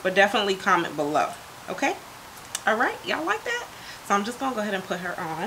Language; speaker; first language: English; native; English